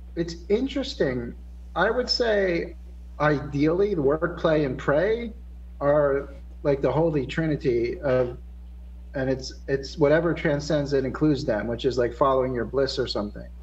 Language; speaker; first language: English; native; English